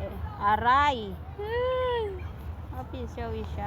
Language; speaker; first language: Arabic; non-native, learner; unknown